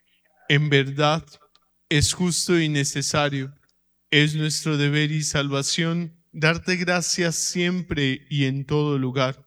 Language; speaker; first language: Spanish; native; Spanish